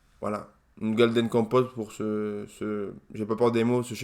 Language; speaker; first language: French; native; French